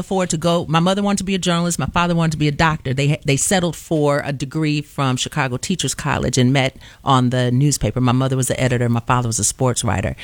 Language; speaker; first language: English; native; English